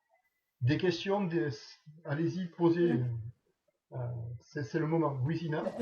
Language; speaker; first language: French; native; French